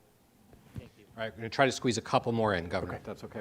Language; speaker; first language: English; native; English